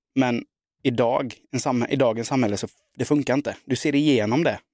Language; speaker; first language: Swedish; native; Swedish